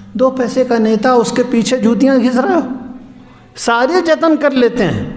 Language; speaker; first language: Urdu; native; Urdu